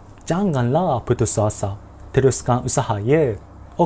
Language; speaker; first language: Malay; non-native, learner; Japanese